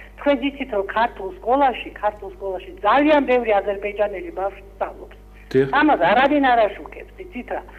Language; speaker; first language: Georgian; non-native, local second language; Azerbaijani